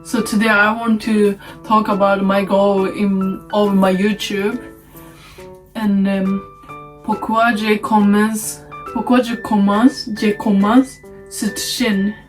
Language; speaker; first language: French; non-native, learner; Japanese